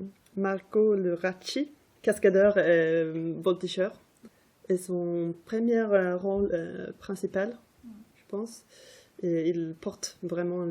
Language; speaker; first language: French; non-native, fluent; Swedish